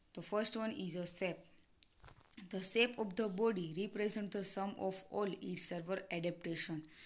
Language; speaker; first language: English; non-native, local second language; Gujarati